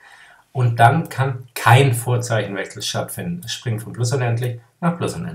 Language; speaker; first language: German; native; German